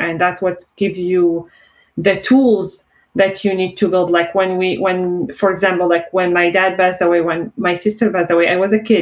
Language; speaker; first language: English; non-native, fluent; Arabic